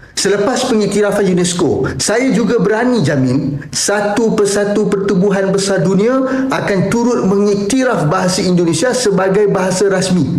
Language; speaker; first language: Malay; native; Malay